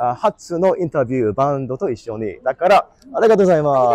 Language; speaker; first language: Japanese; non-native, learner; English